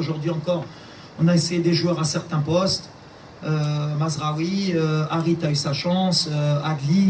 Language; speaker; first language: French; native; French